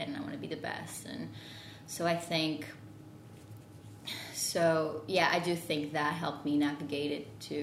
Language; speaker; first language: English; non-native, fluent; Portuguese